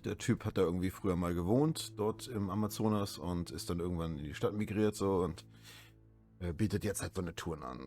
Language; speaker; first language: German; native; German